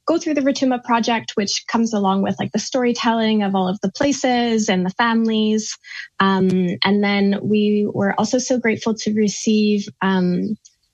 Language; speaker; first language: English; native; English